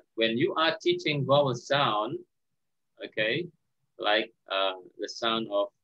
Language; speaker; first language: English; non-native, fluent; Indonesian